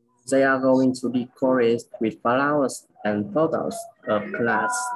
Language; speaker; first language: English; non-native, learner; Vietnamese